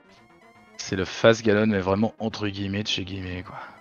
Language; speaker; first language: French; native; French